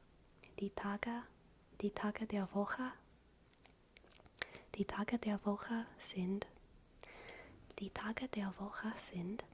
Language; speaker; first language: German; non-native, learner; English